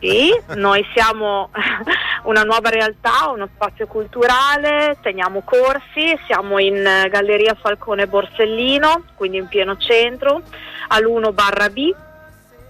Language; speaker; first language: Italian; native; Italian